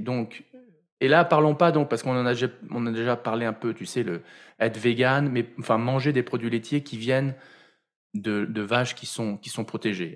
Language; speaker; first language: French; native; French